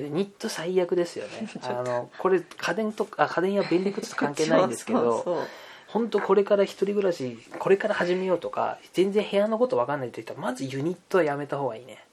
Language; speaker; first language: Japanese; native; Japanese